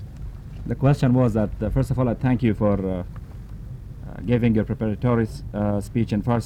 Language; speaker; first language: English; non-native, fluent; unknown